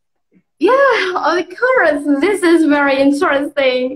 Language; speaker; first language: English; non-native, learner; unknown